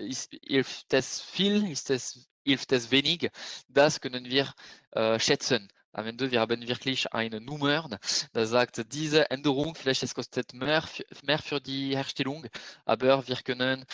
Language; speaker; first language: German; non-native, fluent; French